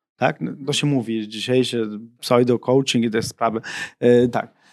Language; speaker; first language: Polish; non-native, fluent; Italian